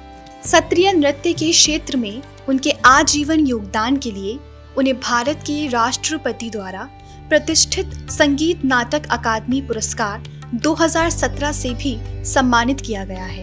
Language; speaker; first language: Hindi; native; Hindi